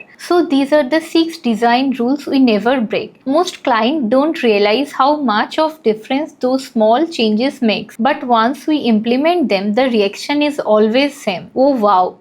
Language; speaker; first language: English; non-native, local second language; Hindi